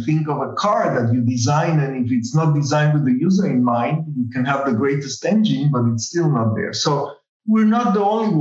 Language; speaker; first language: English; non-native, fluent; Spanish